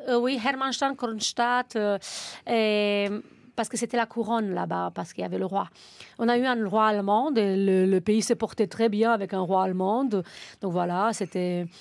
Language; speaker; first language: French; non-native, fluent; Romanian